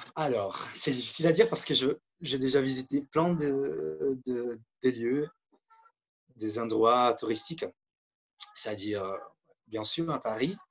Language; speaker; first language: French; non-native, fluent; Portuguese